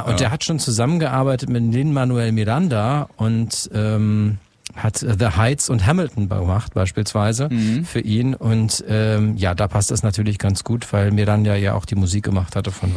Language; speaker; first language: German; native; German